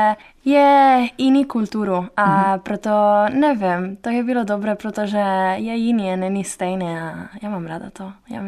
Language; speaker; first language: Czech; non-native, learner; Italian